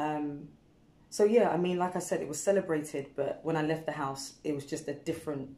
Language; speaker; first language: English; native; English